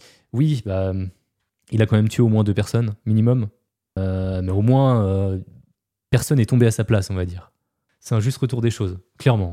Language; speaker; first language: French; native; French